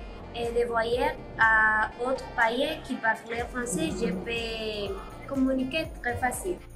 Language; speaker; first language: French; non-native, learner; Spanish